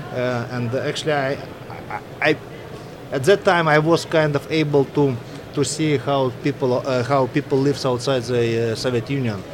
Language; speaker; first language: English; non-native, fluent; Russian